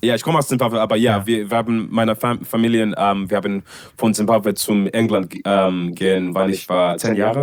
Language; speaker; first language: German; non-native, learner; English